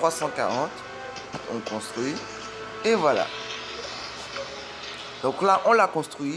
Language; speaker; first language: French; native; French